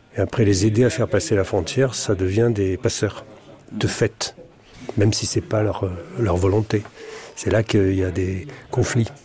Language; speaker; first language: French; native; French